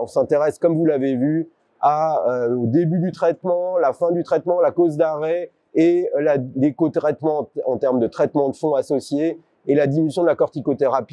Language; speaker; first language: French; native; French